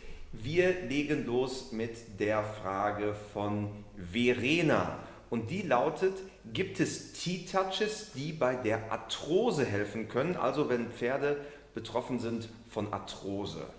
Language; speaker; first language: German; native; German